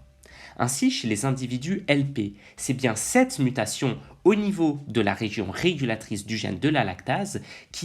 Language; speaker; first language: French; native; French